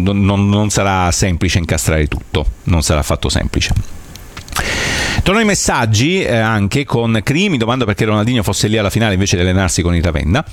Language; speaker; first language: Italian; native; Italian